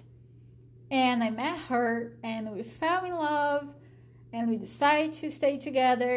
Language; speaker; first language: English; non-native, fluent; Portuguese